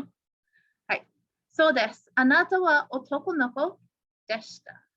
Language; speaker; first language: Japanese; non-native, fluent; English